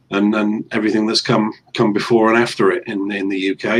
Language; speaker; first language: English; native; English